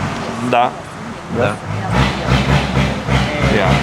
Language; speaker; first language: Russian; non-native, learner; Spanish